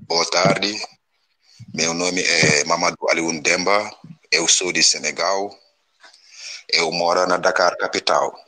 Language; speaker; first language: Portuguese; non-native, learner; Wolof